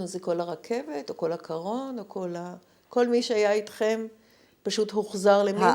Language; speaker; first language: Hebrew; native; Hebrew